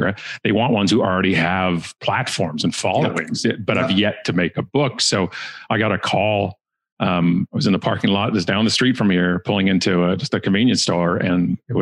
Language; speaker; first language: English; native; English